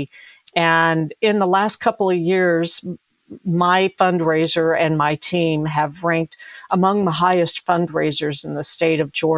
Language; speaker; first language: English; native; English